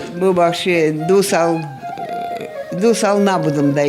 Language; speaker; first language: Persian; non-native, fluent; Russian